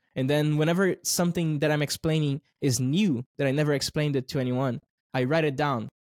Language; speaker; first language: English; non-native, fluent; Portuguese